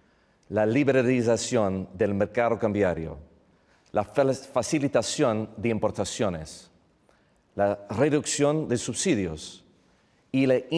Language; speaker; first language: Spanish; non-native, fluent; English